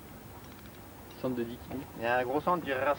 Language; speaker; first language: French; native; French